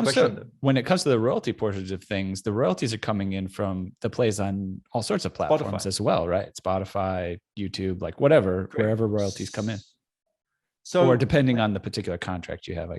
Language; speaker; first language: English; native; English